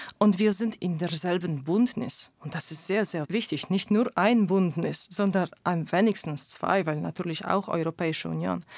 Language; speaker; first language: German; non-native, fluent; Polish